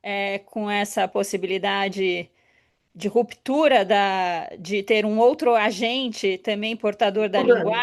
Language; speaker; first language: Portuguese; native; Portuguese